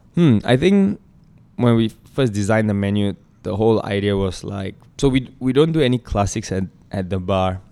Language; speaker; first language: English; native; English